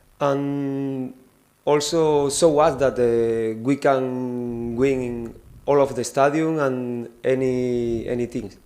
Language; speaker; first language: English; non-native, learner; Spanish